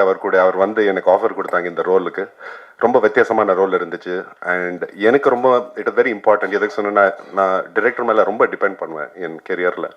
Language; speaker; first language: Tamil; non-native, local second language; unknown